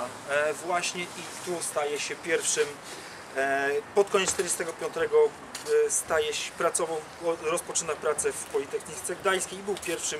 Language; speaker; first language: Polish; native; Polish